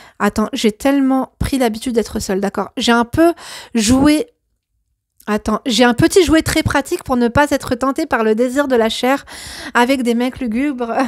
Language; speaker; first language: French; native; French